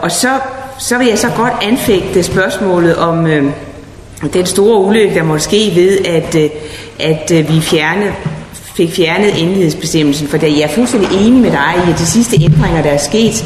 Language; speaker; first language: Danish; native; Danish